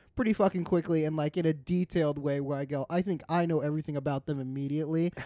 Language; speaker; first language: English; native; English